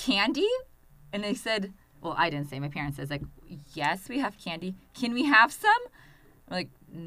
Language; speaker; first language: English; non-native, fluent; Russian